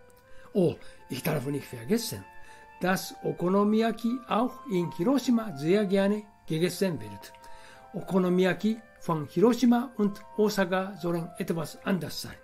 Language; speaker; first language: German; non-native, fluent; Japanese